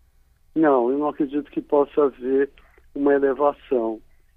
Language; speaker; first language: Portuguese; native; Portuguese